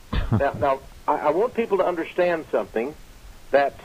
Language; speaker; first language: English; native; English